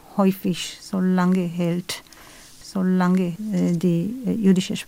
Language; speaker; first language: German; non-native, fluent; Hebrew